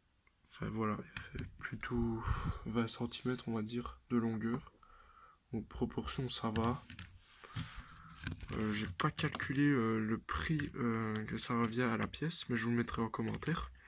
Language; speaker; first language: French; native; French